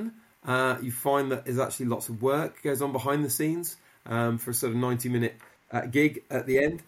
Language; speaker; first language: English; native; English